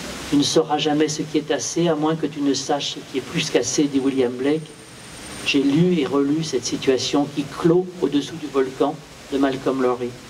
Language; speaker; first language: French; native; French